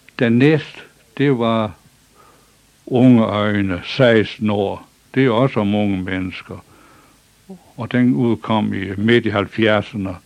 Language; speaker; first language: Danish; native; Danish